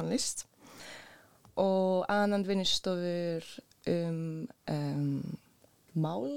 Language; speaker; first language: Icelandic; non-native, learner; Swedish